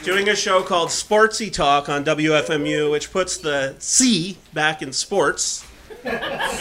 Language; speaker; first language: English; native; English